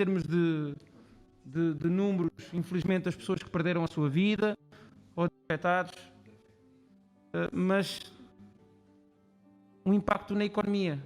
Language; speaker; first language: Portuguese; non-native, local second language; Kabuverdianu